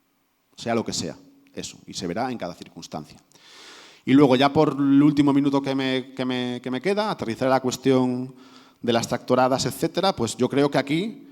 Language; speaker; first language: Spanish; native; Spanish